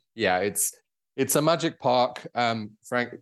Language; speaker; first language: English; native; English